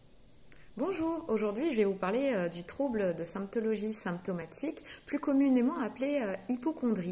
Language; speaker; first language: French; native; French